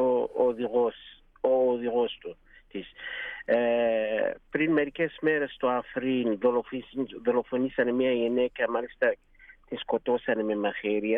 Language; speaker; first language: Greek; non-native, fluent; Kurdish